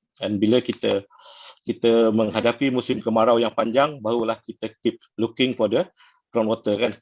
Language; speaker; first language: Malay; non-native, local second language; Tamil